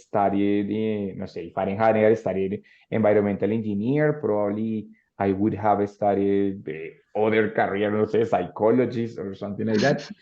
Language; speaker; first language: English; non-native, fluent; Spanish